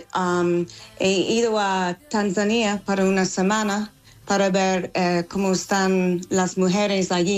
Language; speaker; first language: Spanish; non-native, fluent; English